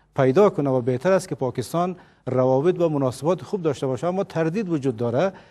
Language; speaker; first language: Persian; native; Persian